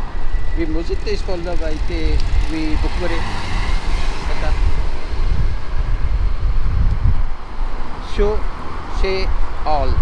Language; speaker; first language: Russian; non-native, learner; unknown